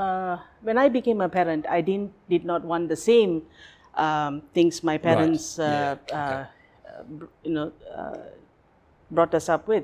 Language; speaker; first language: English; non-native, local second language; Tamil